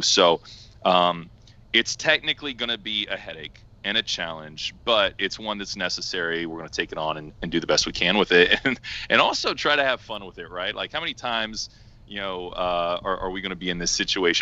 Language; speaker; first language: English; native; English